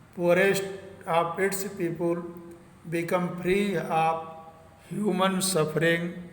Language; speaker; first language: English; non-native, local second language; Hindi